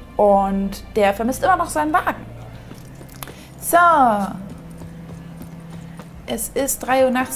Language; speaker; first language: German; native; German